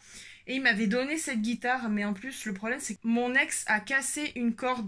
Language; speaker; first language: French; native; French